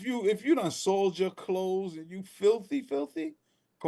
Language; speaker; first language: English; native; English